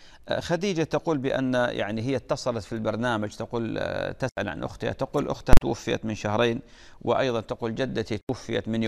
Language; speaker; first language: Arabic; native; Arabic